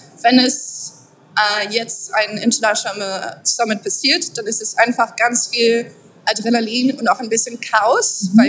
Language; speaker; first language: German; non-native, fluent; French